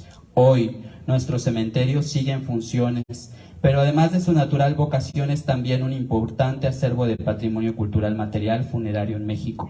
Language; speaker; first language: Spanish; native; Spanish